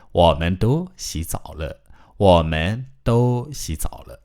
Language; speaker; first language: Chinese; non-native, fluent; Burmese